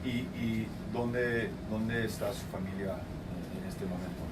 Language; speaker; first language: Spanish; non-native, fluent; English